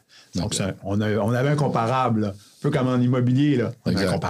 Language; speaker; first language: French; native; French